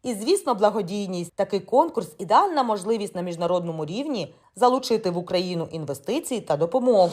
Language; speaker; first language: Ukrainian; native; Ukrainian